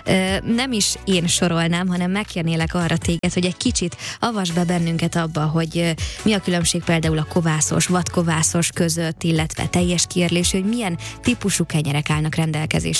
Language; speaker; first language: Hungarian; native; Hungarian